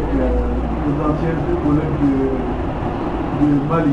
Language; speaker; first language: French; non-native, local second language; Wolof